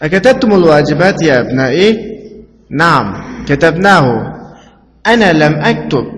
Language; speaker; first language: Arabic; non-native, fluent; Uzbek